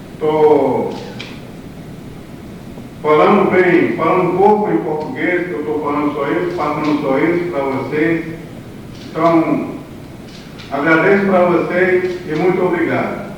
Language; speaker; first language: Portuguese; non-native, local second language; Kayapó